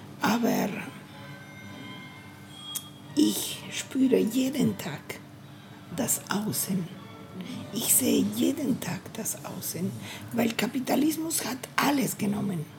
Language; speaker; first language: German; non-native, learner; Spanish